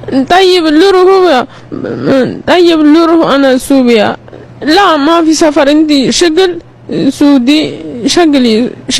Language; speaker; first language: Arabic; non-native, learner; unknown